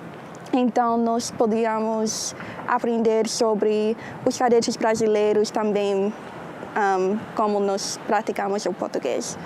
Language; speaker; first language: Portuguese; non-native, learner; English